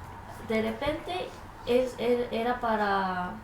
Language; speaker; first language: Spanish; non-native, learner; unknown